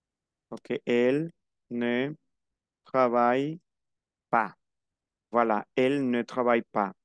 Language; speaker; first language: French; non-native, fluent; Spanish